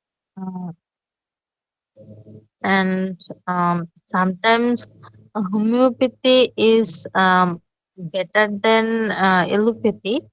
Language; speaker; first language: English; non-native, learner; Bangla